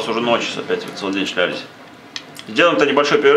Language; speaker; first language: Russian; native; Russian